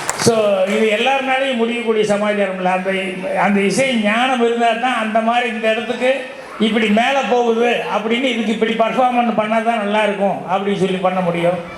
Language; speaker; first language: Tamil; native; Tamil